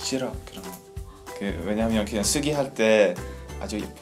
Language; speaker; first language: Korean; non-native, learner; Swedish